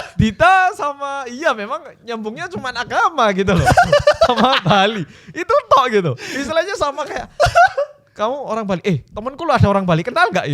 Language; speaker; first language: Indonesian; early bilingual, other home language; Korean